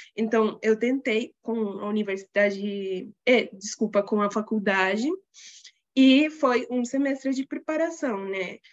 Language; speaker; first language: Portuguese; non-native, fluent; Spanish